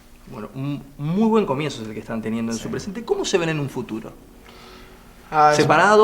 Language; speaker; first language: Spanish; native; Spanish